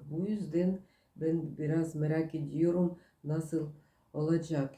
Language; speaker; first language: Turkish; non-native, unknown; Russian